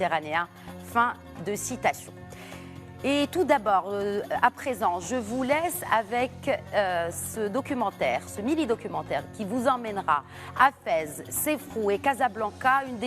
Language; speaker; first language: French; non-native, local second language; Arabic